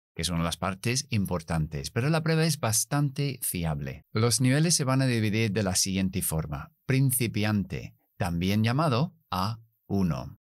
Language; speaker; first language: Spanish; non-native, fluent; English